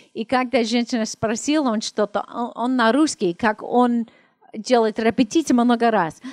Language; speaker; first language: Russian; non-native, learner; English